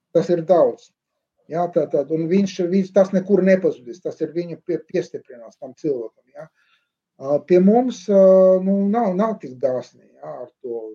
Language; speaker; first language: Latvian; non-native, local second language; Russian